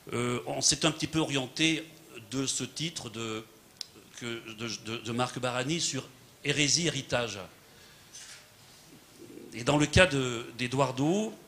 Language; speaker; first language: French; native; French